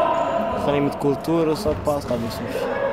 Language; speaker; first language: German; non-native, learner; Tigrinya